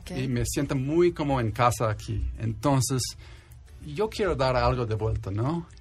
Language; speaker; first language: Spanish; non-native, fluent; English